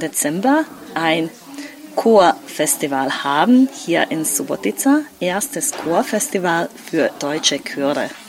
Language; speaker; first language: German; non-native, local second language; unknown